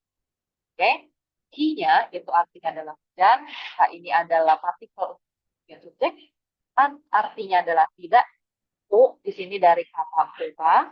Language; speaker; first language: Indonesian; native; Indonesian